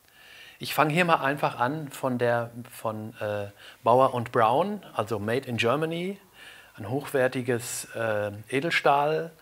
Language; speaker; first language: German; native; German